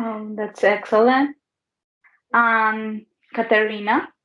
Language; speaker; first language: English; non-native, learner; Spanish